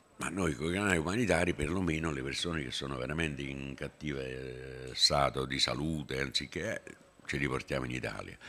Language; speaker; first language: Italian; native; Italian